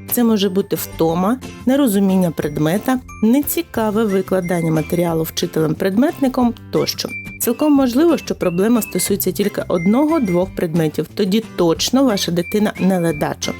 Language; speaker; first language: Ukrainian; native; Ukrainian